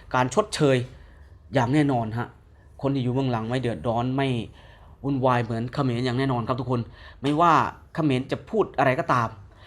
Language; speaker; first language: Thai; native; Thai